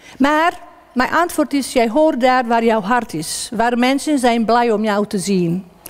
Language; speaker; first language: Dutch; non-native, fluent; Bosnian